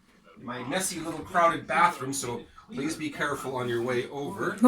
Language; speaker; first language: English; native; English